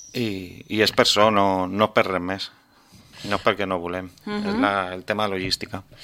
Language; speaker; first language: Catalan; non-native, local second language; Spanish